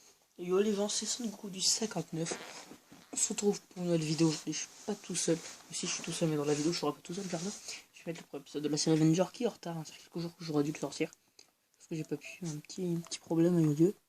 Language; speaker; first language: French; native; French